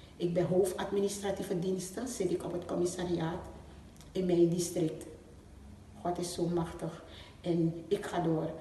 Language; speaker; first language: Dutch; native; Dutch